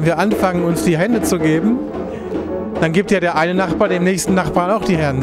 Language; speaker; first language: German; native; German